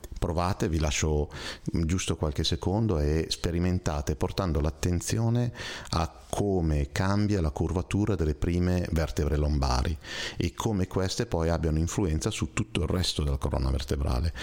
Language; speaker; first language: Italian; native; Italian